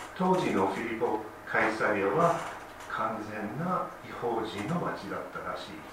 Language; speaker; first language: Japanese; non-native, fluent; English